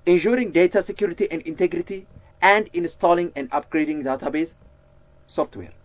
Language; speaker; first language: English; non-native, local second language; Amharic